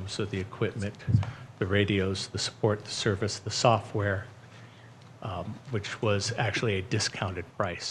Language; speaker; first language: English; native; English